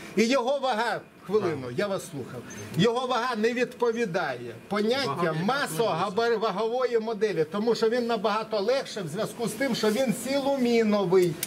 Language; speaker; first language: Ukrainian; native; Ukrainian